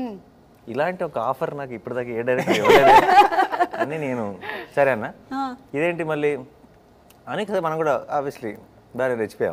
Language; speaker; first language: Telugu; native; Telugu